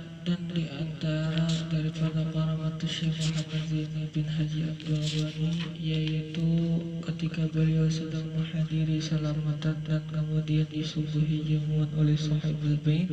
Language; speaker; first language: Indonesian; native; Indonesian